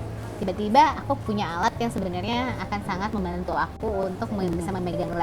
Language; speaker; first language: Indonesian; native; Indonesian